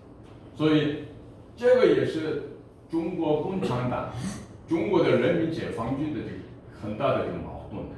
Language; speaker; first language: Chinese; non-native, fluent; Korean